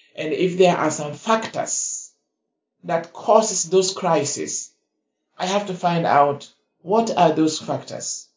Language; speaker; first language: English; non-native, fluent; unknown